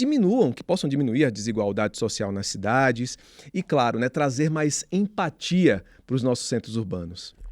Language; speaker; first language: Portuguese; native; Portuguese